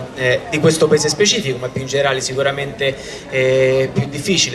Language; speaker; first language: Italian; native; Italian